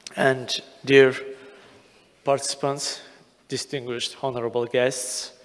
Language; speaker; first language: English; non-native, fluent; Azerbaijani